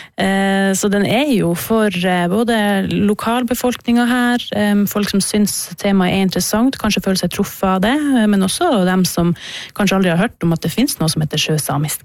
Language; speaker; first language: Norwegian; native; Norwegian